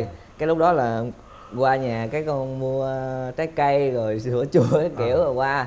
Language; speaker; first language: Vietnamese; native; Vietnamese